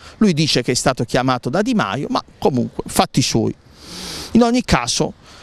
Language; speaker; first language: Italian; native; Italian